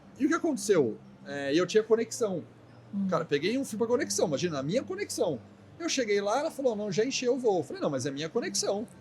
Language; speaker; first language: Portuguese; native; Portuguese